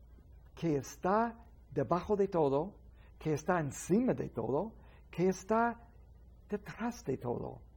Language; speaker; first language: Spanish; non-native, fluent; English